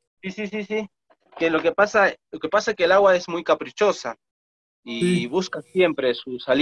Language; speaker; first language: Portuguese; non-native, learner; Spanish